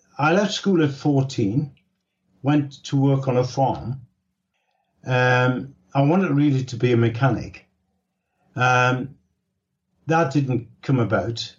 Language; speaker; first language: English; native; English